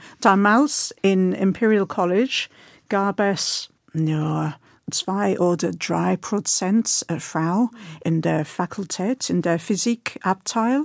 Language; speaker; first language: German; non-native, fluent; English